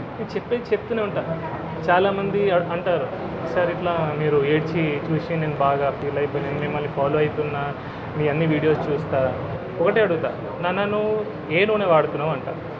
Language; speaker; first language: Telugu; non-native, fluent; Hindi